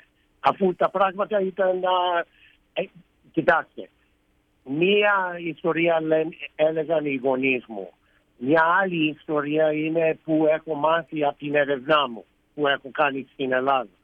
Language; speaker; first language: Greek; early bilingual, heritage; Greek